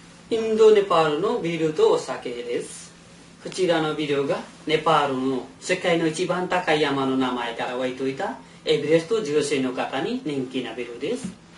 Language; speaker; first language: Japanese; non-native, learner; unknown